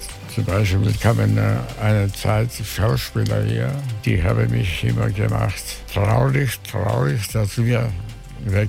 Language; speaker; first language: German; non-native, learner; Greek